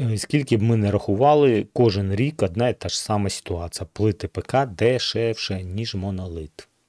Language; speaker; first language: Ukrainian; non-native, local second language; Russian